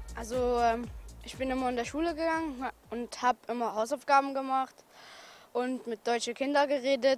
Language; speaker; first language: German; early bilingual, other home language; Persian